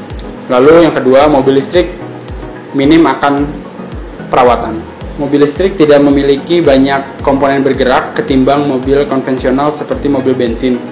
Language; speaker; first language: Indonesian; native; Indonesian